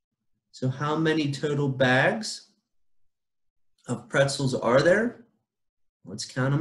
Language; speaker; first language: English; native; English